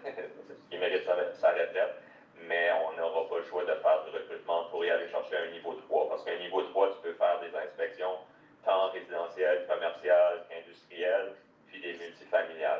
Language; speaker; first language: French; native; French